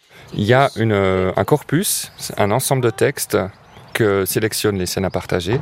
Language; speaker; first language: French; native; French